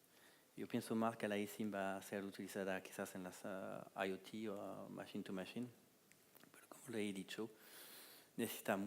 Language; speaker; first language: Spanish; non-native, fluent; French